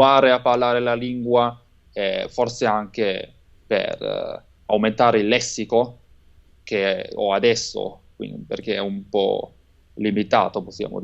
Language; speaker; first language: Italian; non-native, fluent; German